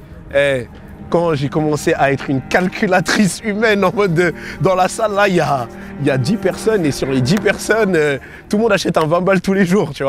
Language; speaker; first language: French; native; French